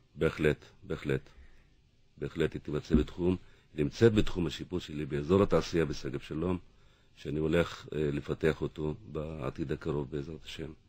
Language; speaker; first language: Hebrew; non-native, local second language; Arabic